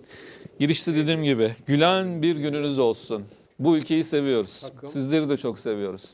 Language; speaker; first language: Turkish; native; Turkish